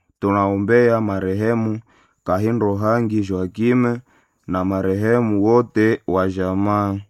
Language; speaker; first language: Swahili; non-native, local second language; Nande